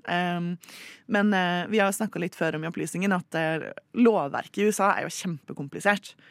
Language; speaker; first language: Norwegian; native; Norwegian